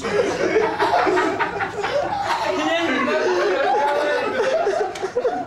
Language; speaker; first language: Russian; non-native, fluent; Georgian